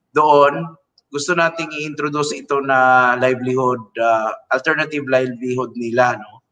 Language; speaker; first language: Filipino; non-native, local second language; Cebuano